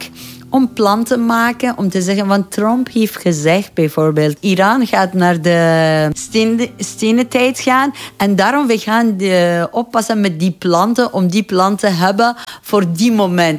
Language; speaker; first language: Dutch; non-native, fluent; Persian